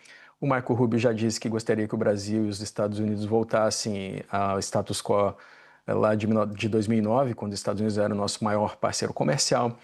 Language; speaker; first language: Portuguese; native; Portuguese